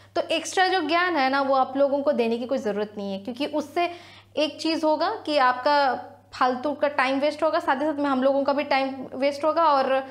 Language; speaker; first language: Hindi; non-native, local second language; Sadri